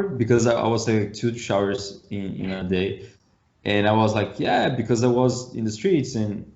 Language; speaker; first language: English; non-native, learner; Portuguese